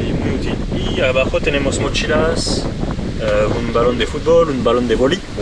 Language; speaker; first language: Spanish; non-native, learner; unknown